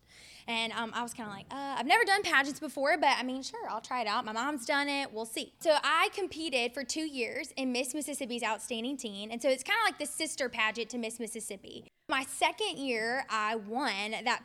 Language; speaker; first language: English; native; English